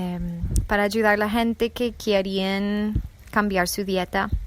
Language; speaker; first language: Spanish; non-native, fluent; English